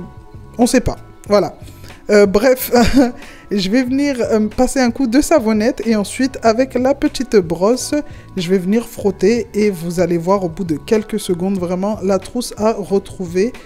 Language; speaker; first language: French; non-native, local second language; Comorian